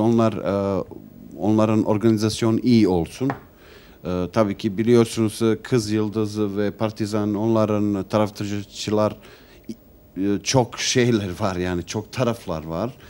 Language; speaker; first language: Turkish; non-native, learner; Serbian